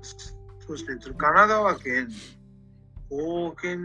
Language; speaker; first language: Japanese; non-native, learner; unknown